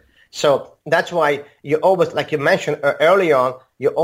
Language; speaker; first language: English; non-native, fluent; Azerbaijani